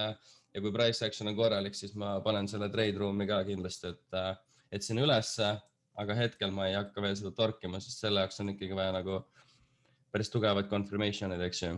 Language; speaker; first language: Estonian; native; Estonian